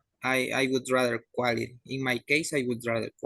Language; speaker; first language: English; non-native, learner; Spanish